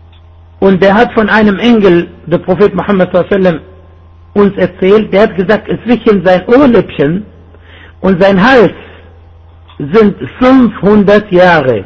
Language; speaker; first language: German; non-native, fluent; Arabic